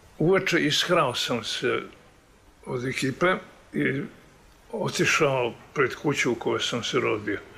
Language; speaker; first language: Serbian; native; Serbian